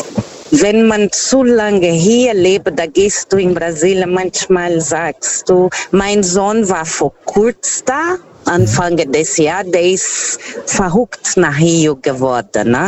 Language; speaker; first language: German; non-native, fluent; Portuguese